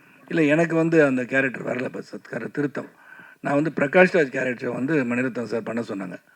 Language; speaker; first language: Tamil; native; Tamil